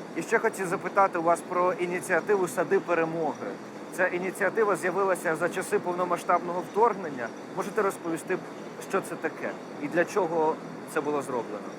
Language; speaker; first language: Ukrainian; native; Ukrainian